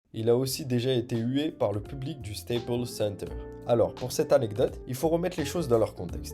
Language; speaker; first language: French; native; French